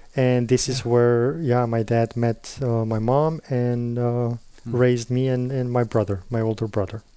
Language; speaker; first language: English; non-native, fluent; Slovenian